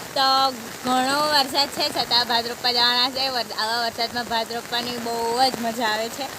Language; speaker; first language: Gujarati; native; Gujarati